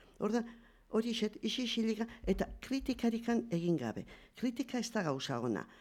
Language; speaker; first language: Basque; native; Basque